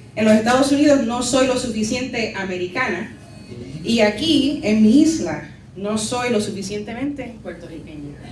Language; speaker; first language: Spanish; early bilingual, heritage; Spanish